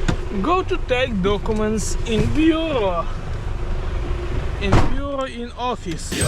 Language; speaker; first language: English; non-native, learner; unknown